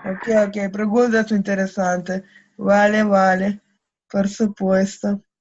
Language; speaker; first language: Spanish; non-native, learner; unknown